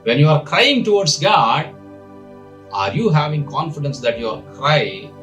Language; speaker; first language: English; non-native, local second language; Telugu